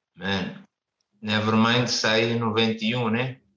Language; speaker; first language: Portuguese; non-native, local second language; Kabuverdianu